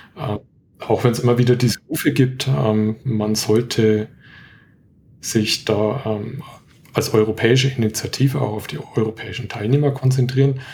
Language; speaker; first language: German; native; German